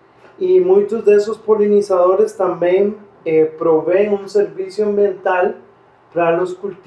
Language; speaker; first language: Portuguese; non-native, fluent; Spanish